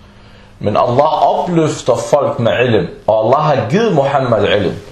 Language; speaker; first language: Danish; non-native, fluent; Arabic